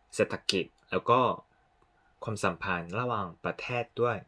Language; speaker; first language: Thai; non-native, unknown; Korean